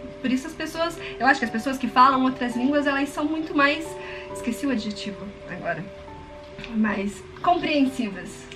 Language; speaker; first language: Portuguese; native; Portuguese